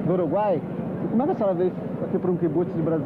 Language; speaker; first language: Portuguese; native; Portuguese